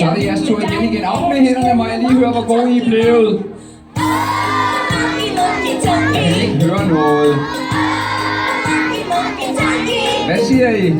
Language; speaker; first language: Danish; native; Danish